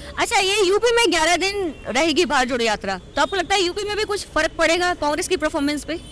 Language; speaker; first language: Hindi; native; Hindi